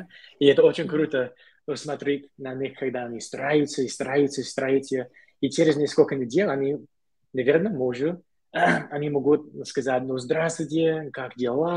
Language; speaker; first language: Russian; non-native, learner; English